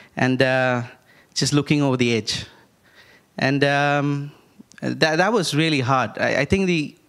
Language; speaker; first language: English; non-native, local second language; Malayalam